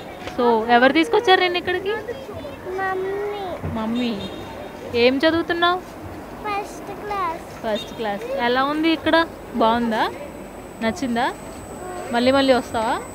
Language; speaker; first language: Telugu; native; Telugu